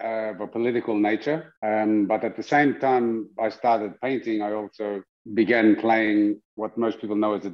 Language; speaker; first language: English; native; English